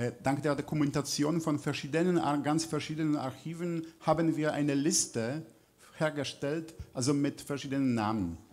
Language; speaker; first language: German; non-native, fluent; Polish